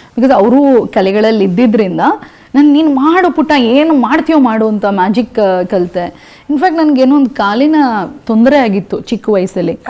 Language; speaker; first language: Kannada; native; Kannada